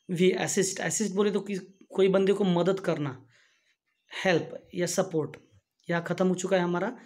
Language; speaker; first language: Hindi; non-native, local second language; Marathi